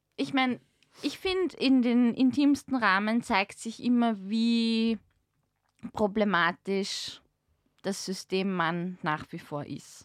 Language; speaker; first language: German; native; German